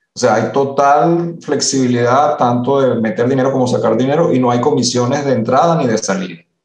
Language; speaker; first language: Spanish; early bilingual, other home language; Italian